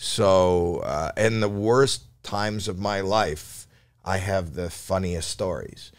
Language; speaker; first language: English; native; English